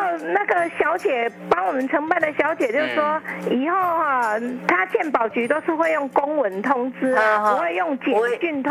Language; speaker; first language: Chinese; native; Chinese